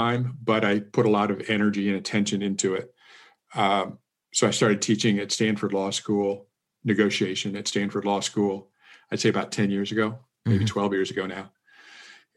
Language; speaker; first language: English; native; English